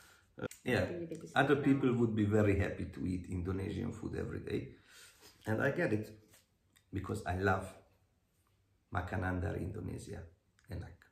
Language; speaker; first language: English; non-native, learner; Hungarian